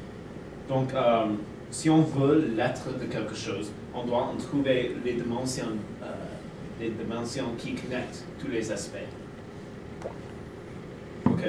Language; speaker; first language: French; non-native, learner; English